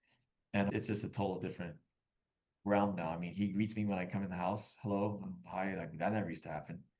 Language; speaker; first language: English; native; English